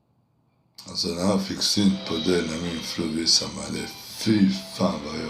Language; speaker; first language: Swedish; non-native, fluent; Spanish